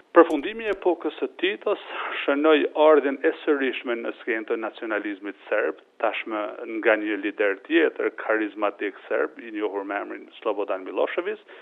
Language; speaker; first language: Albanian; native; Albanian